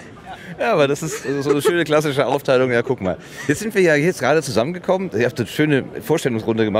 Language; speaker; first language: German; native; German